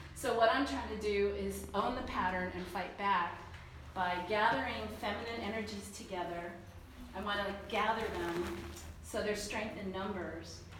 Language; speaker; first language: English; early bilingual, other home language; Chinese